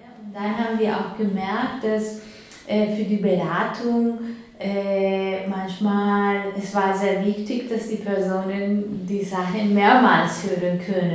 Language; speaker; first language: German; non-native, fluent; Spanish